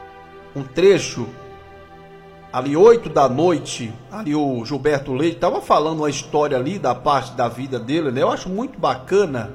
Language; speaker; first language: Portuguese; native; Portuguese